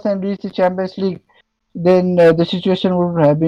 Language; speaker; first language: English; non-native, local second language; Nepali